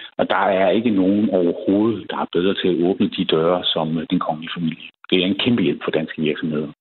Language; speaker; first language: Danish; native; Danish